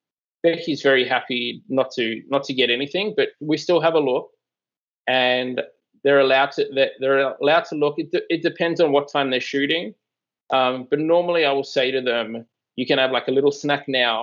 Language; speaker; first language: English; native; English